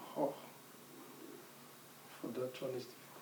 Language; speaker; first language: English; non-native, local second language; Akan